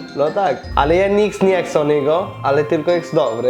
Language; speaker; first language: Polish; non-native, learner; Bangla